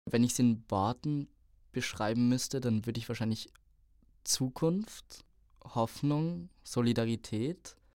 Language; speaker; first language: German; native; German